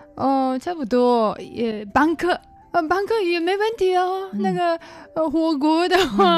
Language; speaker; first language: Chinese; non-native, learner; Japanese